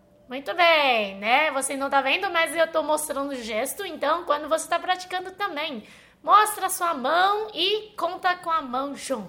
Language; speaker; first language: Portuguese; non-native, fluent; Chinese